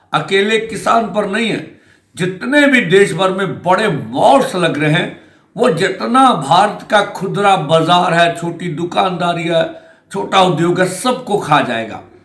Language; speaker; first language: Hindi; non-native, local second language; Punjabi